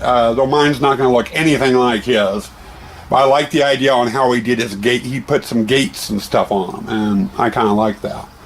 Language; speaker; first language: English; native; English